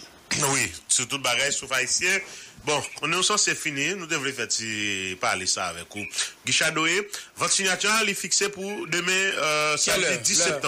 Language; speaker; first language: French; non-native, local second language; Haitian Creole